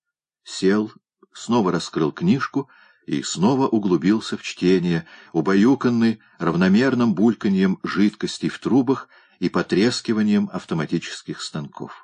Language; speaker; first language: Russian; native; Russian